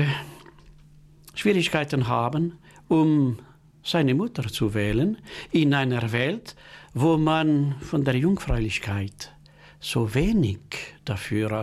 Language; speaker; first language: German; non-native, local second language; French